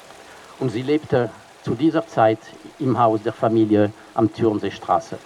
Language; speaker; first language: German; non-native, fluent; French